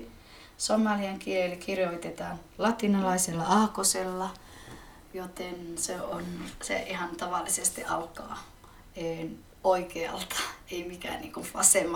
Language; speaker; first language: Finnish; early bilingual, other home language; Somali